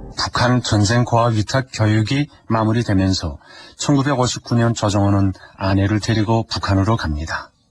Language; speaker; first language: Korean; native; Korean